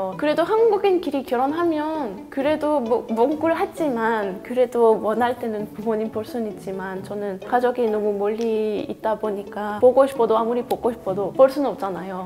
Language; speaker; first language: Korean; non-native, fluent; French